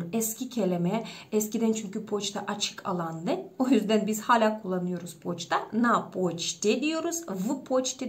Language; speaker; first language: Turkish; non-native, fluent; Russian